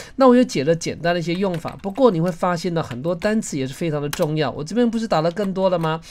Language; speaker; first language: Chinese; native; Chinese